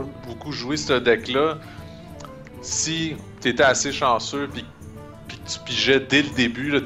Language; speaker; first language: French; native; French